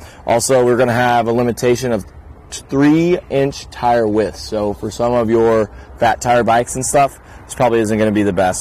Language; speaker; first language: English; native; English